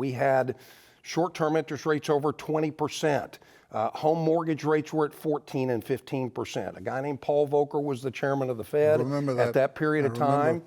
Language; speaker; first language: English; native; English